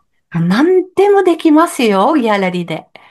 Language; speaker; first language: Japanese; non-native, learner; French